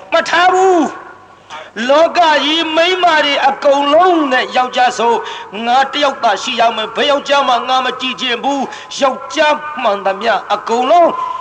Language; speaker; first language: Burmese; native; Burmese